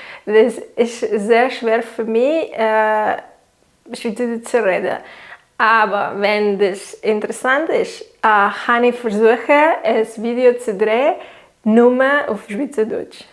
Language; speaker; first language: German; non-native, learner; Catalan